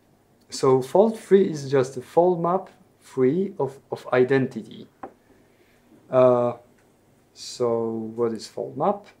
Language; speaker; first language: English; non-native, fluent; Polish